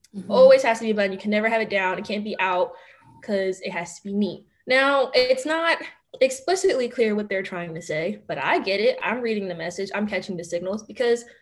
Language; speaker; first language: English; native; English